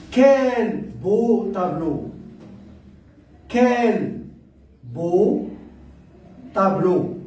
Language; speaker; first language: French; non-native, local second language; Arabic